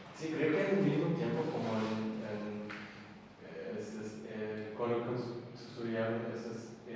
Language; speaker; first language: Spanish; non-native, learner; English